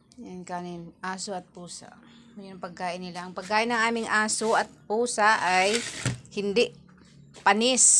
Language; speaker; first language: Filipino; non-native, local second language; Cebuano